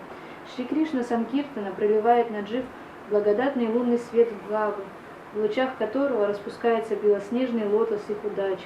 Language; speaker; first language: Russian; native; Russian